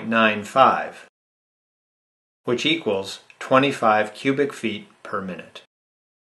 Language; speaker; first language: English; native; English